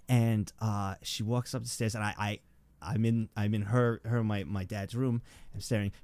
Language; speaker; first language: English; native; English